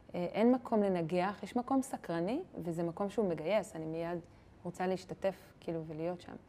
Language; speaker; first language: Hebrew; native; Hebrew